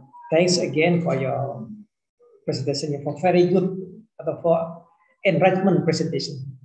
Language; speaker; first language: English; non-native, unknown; Indonesian